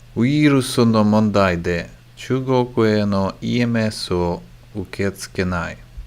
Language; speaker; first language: Japanese; non-native, learner; English